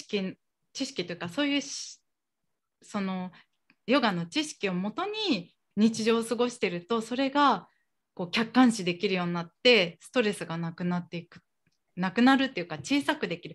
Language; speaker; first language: Japanese; native; Japanese